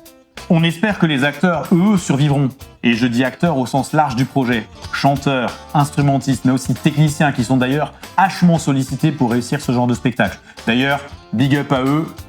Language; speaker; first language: French; native; French